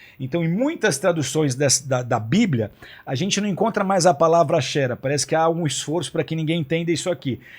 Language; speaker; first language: Portuguese; native; Portuguese